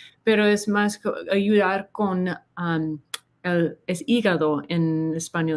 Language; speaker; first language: Spanish; non-native, learner; English